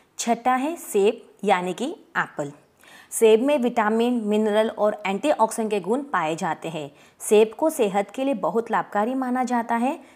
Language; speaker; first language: Hindi; native; Hindi